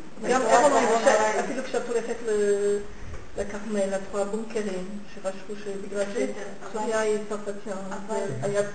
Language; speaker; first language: Hebrew; non-native, fluent; French